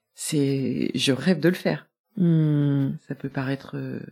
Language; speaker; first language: French; native; French